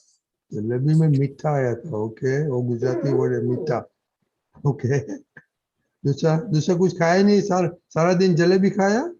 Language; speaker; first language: Hindi; non-native, local second language; Gujarati